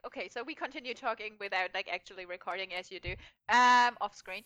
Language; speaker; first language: English; non-native, fluent; German